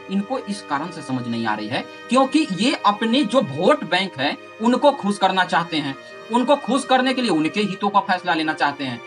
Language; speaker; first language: Hindi; native; Hindi